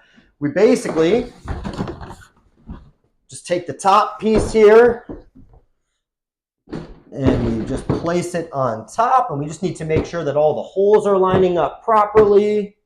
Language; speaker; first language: English; native; English